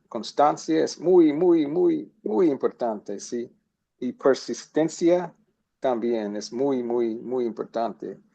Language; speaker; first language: Spanish; non-native, learner; English